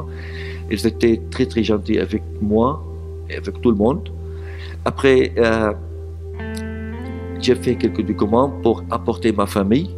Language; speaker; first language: French; non-native, learner; Arabic